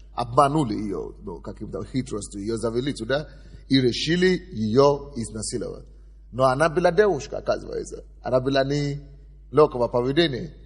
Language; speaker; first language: Russian; non-native, fluent; Yoruba